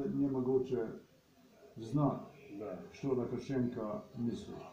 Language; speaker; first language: Russian; non-native, learner; Slovenian